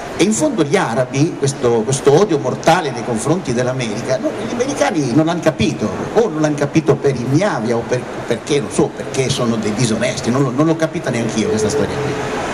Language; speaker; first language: Italian; early bilingual, heritage; Italian